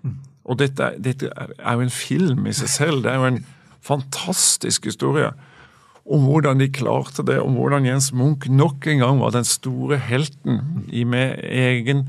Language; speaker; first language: Norwegian; native; Norwegian